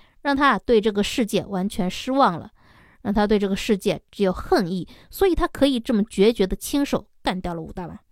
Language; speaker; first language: Chinese; native; Chinese